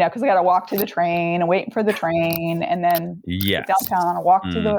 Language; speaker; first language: English; native; English